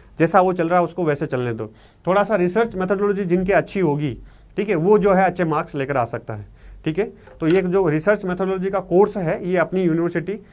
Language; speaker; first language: Hindi; native; Hindi